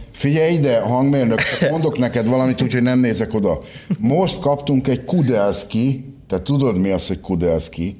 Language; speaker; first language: Hungarian; native; Hungarian